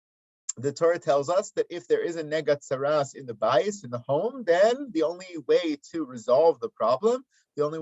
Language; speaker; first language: English; native; English